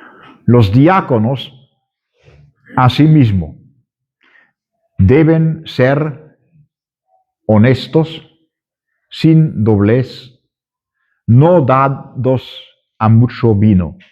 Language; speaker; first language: Spanish; non-native, fluent; German